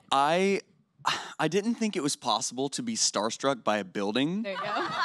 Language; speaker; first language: English; native; English